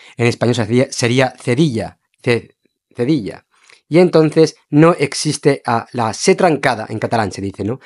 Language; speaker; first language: Spanish; non-native, fluent; Portuguese